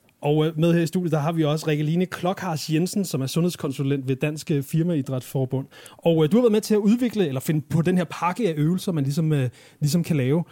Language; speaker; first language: Danish; native; Danish